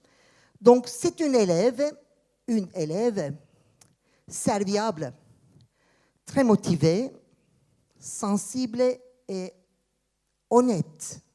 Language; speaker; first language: French; non-native, fluent; Turkish